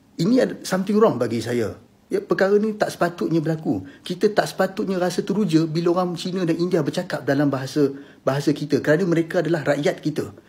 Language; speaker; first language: Malay; native; Malay